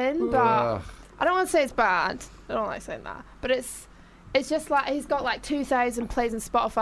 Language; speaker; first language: English; native; English